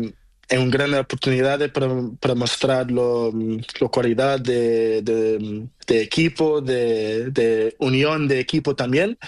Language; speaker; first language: Spanish; non-native, learner; Portuguese